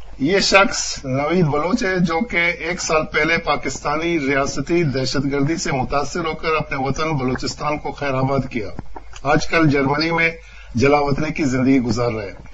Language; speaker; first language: Urdu; non-native, local second language; Baluchi